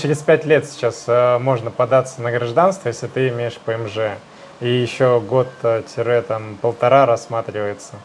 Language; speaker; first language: Russian; native; Russian